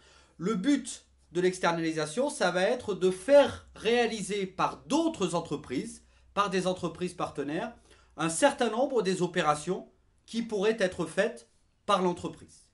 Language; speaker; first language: French; native; French